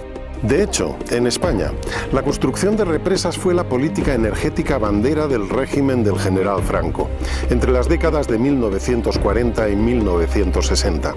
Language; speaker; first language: Spanish; native; Spanish